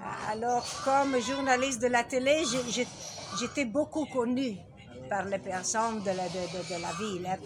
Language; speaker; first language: French; non-native, learner; Italian